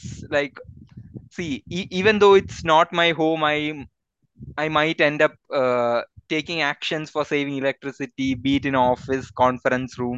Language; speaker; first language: English; non-native, local second language; Malayalam